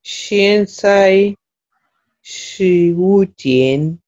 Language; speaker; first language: Chinese; non-native, learner; Shona